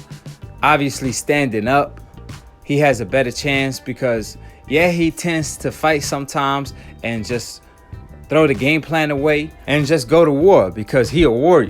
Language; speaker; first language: English; native; English